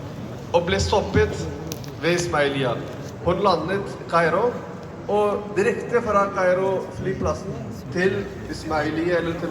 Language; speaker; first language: Norwegian; non-native, fluent; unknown